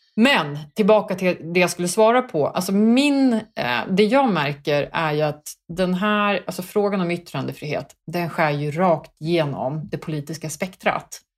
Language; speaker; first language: Swedish; early bilingual, other home language; Kurdish